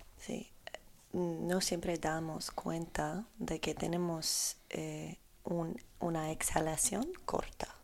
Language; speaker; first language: Spanish; non-native, learner; Polish